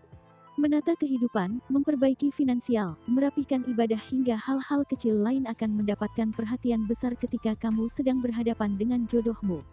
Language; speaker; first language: Indonesian; native; Indonesian